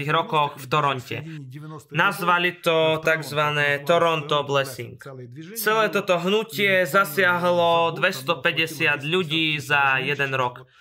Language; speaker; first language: Slovak; non-native, fluent; Russian